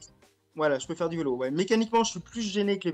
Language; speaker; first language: French; native; French